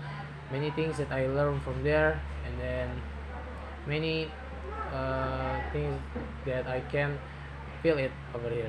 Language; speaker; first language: English; non-native, learner; Indonesian